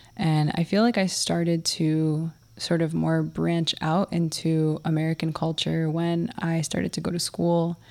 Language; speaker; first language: English; early bilingual, other home language; Russian